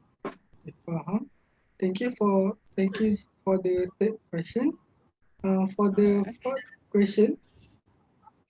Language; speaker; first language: English; non-native, local second language; Malay